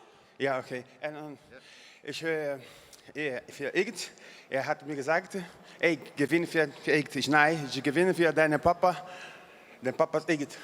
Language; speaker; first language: German; non-native, learner; Portuguese